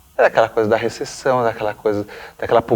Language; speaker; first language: Portuguese; native; Portuguese